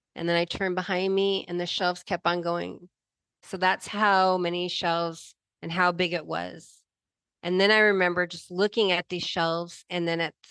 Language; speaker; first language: English; native; English